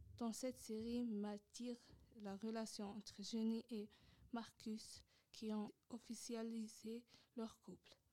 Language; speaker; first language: French; non-native, local second language; Arabic